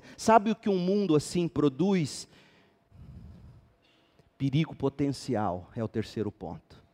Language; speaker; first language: Portuguese; native; Portuguese